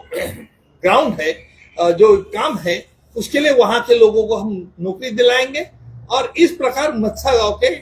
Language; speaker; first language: Hindi; non-native, local second language; Marathi